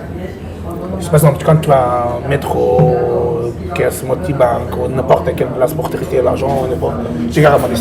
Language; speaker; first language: French; non-native, fluent; Portuguese